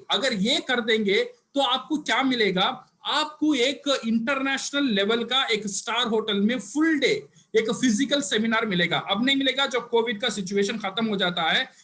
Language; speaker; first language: Hindi; non-native, local second language; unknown